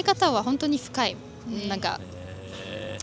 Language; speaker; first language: Japanese; non-native, fluent; French